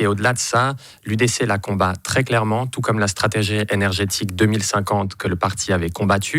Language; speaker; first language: French; native; French